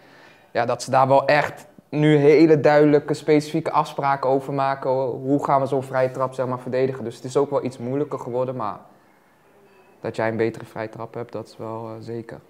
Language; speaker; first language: Dutch; native; Dutch